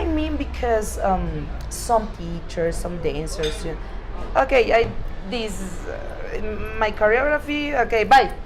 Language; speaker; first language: English; non-native, learner; Spanish